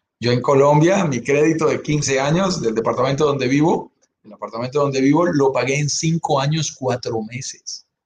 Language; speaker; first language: Spanish; native; Spanish